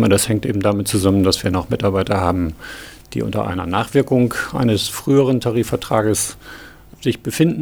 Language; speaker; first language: German; native; German